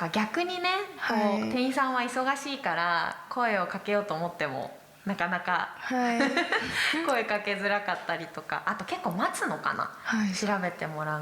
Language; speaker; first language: Japanese; native; Japanese